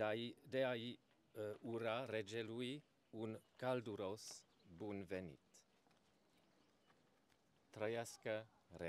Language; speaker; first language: Romanian; non-native, fluent; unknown